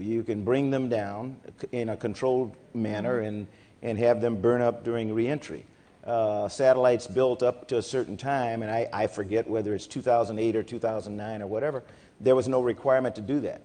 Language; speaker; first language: English; native; English